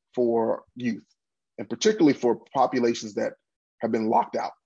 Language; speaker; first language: English; native; English